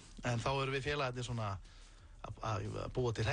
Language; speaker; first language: Icelandic; native; Icelandic